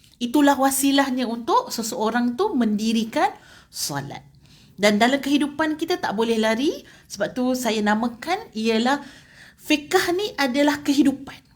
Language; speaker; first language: Malay; native; Malay